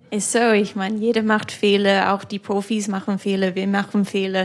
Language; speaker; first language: German; non-native, fluent; English